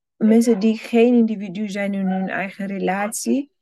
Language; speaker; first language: Dutch; non-native, fluent; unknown